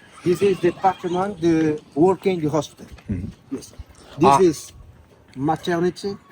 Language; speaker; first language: English; non-native, learner; Portuguese